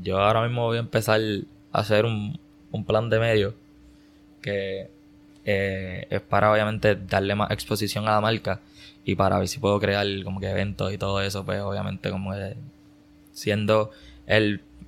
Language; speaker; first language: Spanish; native; Spanish